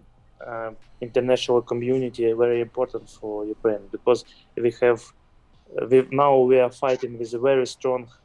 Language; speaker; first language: English; non-native, fluent; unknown